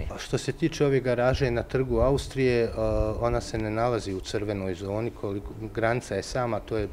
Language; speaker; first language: Croatian; native; Croatian